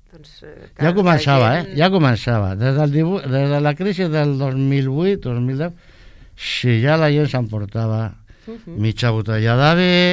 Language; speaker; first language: Catalan; non-native, local second language; Spanish